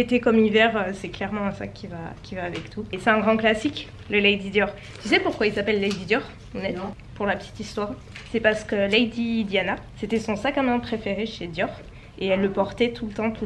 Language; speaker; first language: French; native; French